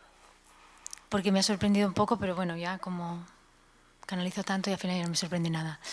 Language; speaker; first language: Spanish; native; Spanish